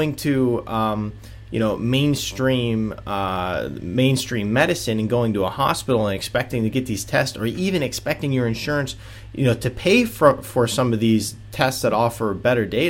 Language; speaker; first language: English; native; English